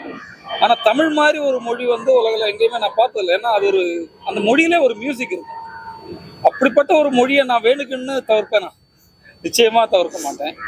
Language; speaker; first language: Tamil; native; Tamil